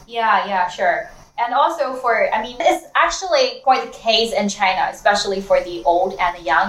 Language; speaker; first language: English; non-native, fluent; Chinese